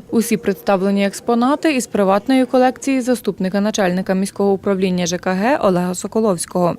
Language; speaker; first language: Ukrainian; native; Ukrainian